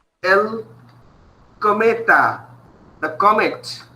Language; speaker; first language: Spanish; non-native, fluent; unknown